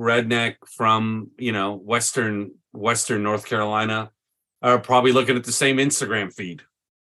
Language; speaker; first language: English; native; English